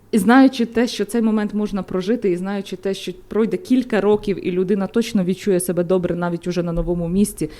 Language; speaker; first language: Ukrainian; native; Ukrainian